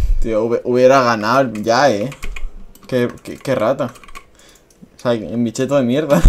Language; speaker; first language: Spanish; native; Spanish